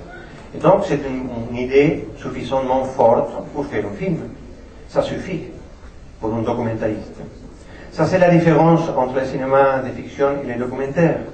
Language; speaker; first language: French; non-native, fluent; Spanish